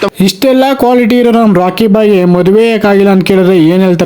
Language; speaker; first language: Kannada; native; Kannada